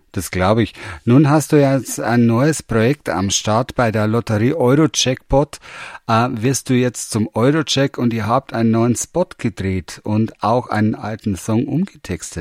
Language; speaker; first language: German; native; German